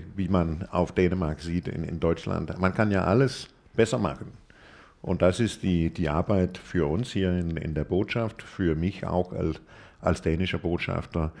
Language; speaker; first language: German; non-native, fluent; Danish